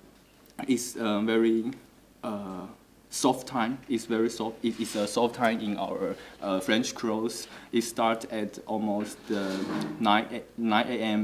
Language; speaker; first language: English; non-native, learner; Chinese